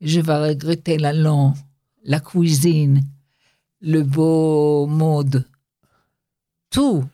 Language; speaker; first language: French; non-native, learner; Hebrew